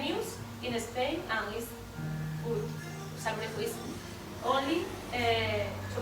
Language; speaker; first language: English; non-native, learner; Spanish